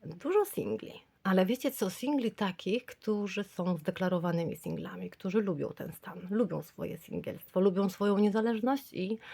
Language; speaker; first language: Polish; native; Polish